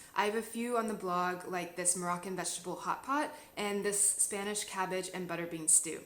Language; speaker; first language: English; native; English